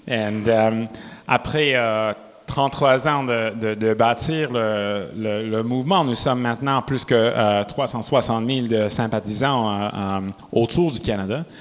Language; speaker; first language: French; non-native, local second language; English